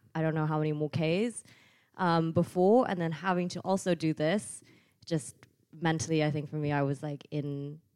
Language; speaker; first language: English; non-native, fluent; Thai